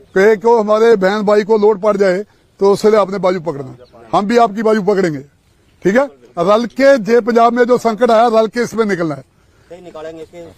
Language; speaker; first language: Hindi; non-native, local second language; Punjabi